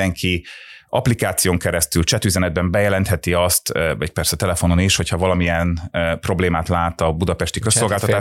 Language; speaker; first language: Hungarian; native; Hungarian